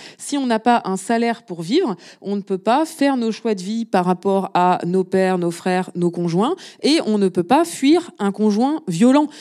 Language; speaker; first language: French; native; French